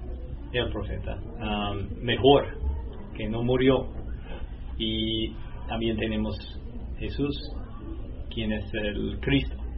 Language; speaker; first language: Spanish; non-native, learner; English